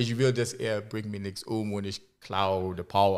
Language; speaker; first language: German; non-native, learner; English